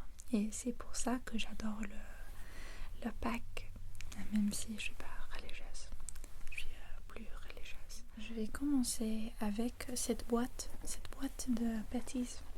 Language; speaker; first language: French; non-native, fluent; English